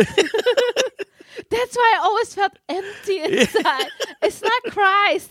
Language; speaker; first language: English; non-native, fluent; German